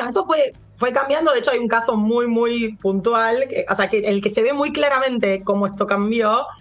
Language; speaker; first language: Spanish; native; Spanish